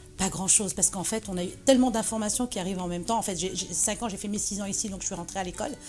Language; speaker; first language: French; early bilingual, other home language; Arabic